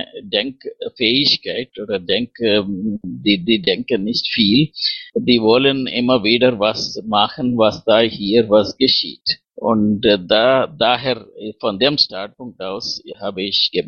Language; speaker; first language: German; non-native, fluent; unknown